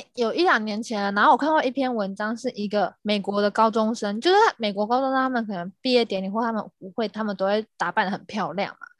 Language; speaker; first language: Chinese; native; Chinese